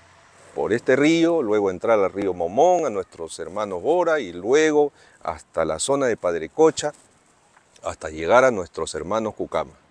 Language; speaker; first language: Spanish; native; Spanish